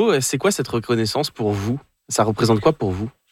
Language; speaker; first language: French; native; French